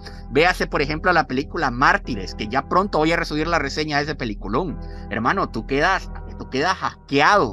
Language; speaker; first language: Spanish; native; Spanish